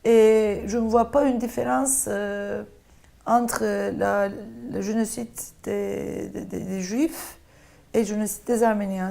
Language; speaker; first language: French; non-native, fluent; Turkish